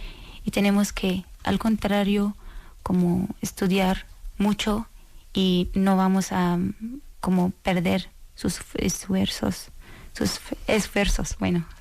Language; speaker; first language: Spanish; non-native, learner; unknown